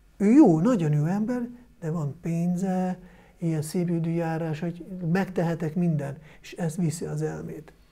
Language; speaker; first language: Hungarian; non-native, fluent; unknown